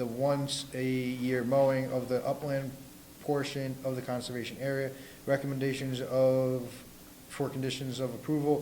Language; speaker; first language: English; native; English